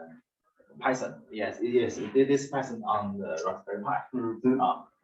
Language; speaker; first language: English; non-native, learner; Chinese